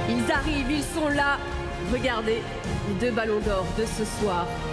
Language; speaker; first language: French; native; French